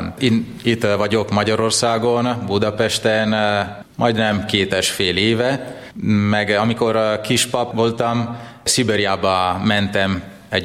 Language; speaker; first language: Hungarian; non-native, fluent; Italian